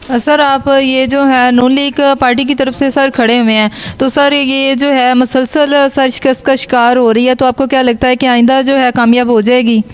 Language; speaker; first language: Urdu; non-native, local second language; Pashto